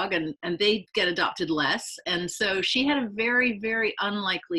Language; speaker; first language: English; native; English